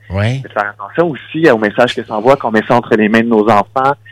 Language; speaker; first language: French; native; French